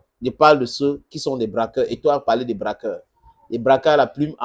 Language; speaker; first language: French; non-native, local second language; English